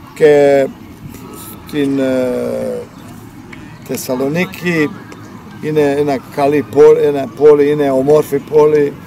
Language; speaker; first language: Greek; non-native, learner; Bosnian